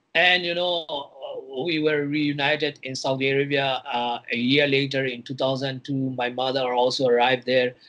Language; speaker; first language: English; non-native, fluent; Burmese